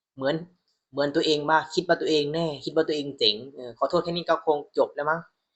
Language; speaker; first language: Thai; native; Thai